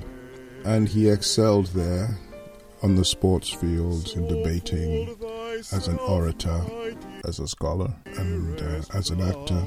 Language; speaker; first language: English; non-native, local second language; Yoruba